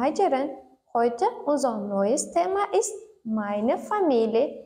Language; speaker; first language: German; non-native, learner; Turkmen